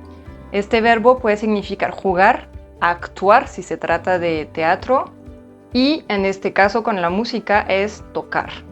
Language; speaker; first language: Spanish; non-native, fluent; French